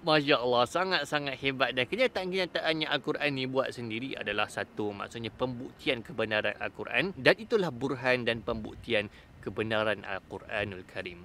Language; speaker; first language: Malay; native; Malay